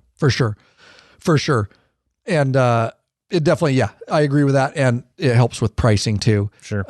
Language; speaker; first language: English; native; English